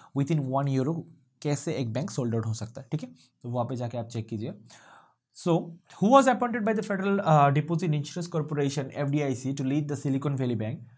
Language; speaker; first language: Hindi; non-native, local second language; Bangla